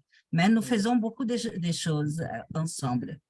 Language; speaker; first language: French; non-native, learner; Portuguese